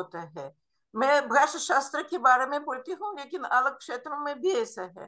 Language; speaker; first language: Hindi; non-native, fluent; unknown